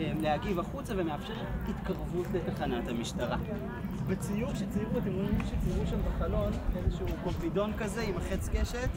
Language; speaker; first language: Hebrew; native; Hebrew